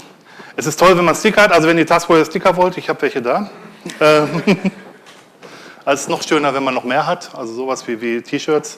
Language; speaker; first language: German; native; German